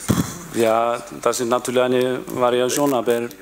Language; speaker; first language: German; non-native, fluent; Icelandic